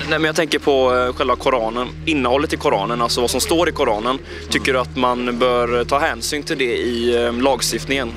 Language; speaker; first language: Swedish; native; Swedish